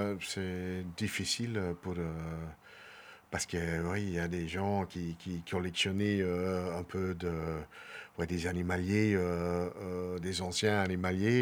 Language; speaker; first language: French; non-native, local second language; Dutch